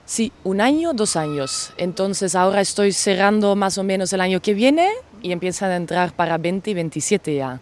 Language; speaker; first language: Spanish; non-native, fluent; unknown